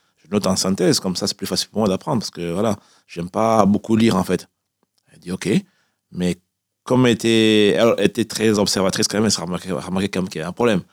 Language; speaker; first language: French; early bilingual, other home language; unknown